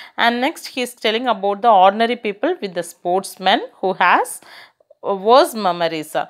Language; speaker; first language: English; non-native, local second language; Tamil